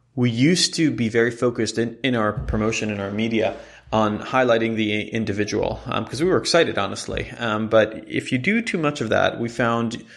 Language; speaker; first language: English; non-native, fluent; Hebrew